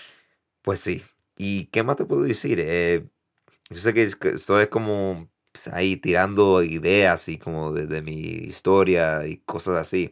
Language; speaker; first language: Spanish; early bilingual, heritage; Spanish